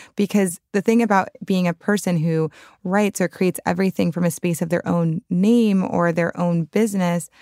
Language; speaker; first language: English; native; English